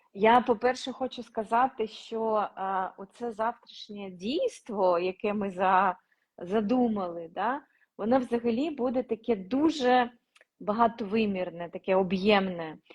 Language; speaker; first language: Ukrainian; non-native, local second language; Russian